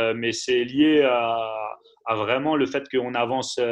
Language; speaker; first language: French; native; French